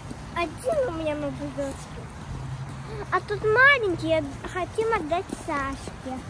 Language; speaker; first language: Russian; early bilingual, heritage; Russian